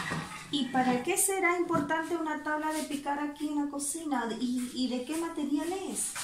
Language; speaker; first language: Spanish; native; Spanish